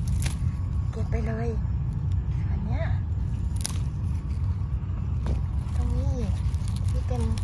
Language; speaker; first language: Thai; native; Thai